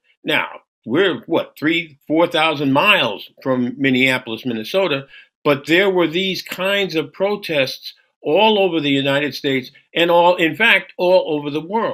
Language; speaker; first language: English; native; English